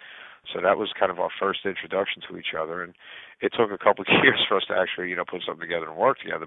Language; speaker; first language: English; native; English